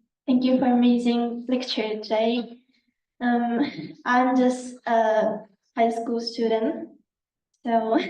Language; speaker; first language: English; non-native, learner; Japanese